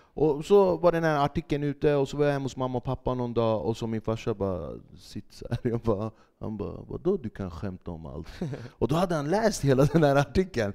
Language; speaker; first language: Swedish; early bilingual, other home language; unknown